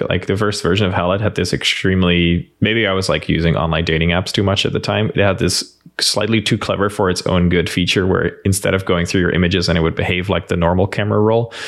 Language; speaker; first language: English; non-native, fluent; Dutch